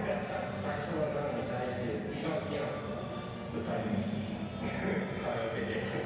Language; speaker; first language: Japanese; non-native, learner; English